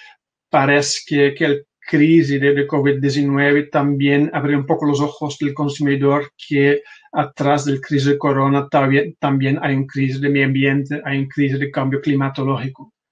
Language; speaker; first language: Spanish; non-native, fluent; Dutch